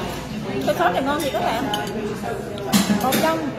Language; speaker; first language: Vietnamese; early bilingual, heritage; Vietnamese